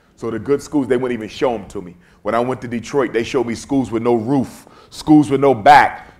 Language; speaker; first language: English; native; English